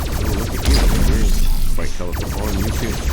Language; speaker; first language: English; native; English